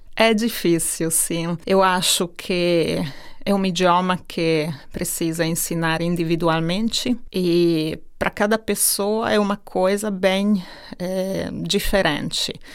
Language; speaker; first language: Portuguese; non-native, fluent; Hungarian